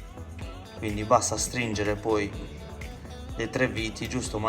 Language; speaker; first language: Italian; native; Italian